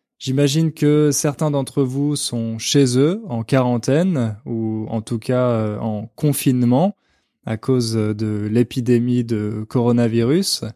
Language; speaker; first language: French; native; French